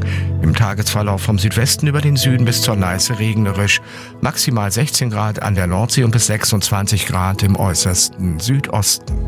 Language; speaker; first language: German; native; German